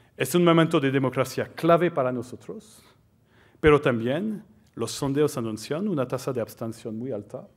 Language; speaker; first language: Spanish; non-native, fluent; French